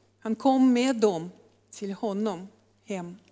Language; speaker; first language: Swedish; non-native, learner; Russian